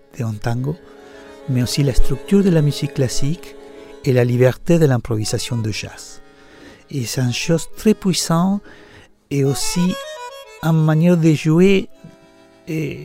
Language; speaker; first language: French; non-native, fluent; Spanish